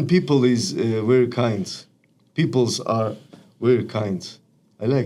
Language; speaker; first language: English; non-native, learner; Turkish